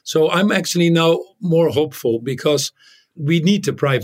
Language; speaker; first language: English; non-native, fluent; Dutch